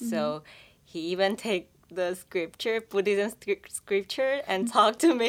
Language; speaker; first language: English; non-native, fluent; Chinese